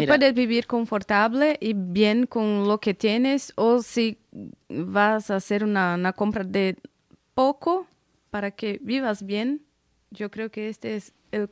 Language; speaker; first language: Spanish; non-native, fluent; Portuguese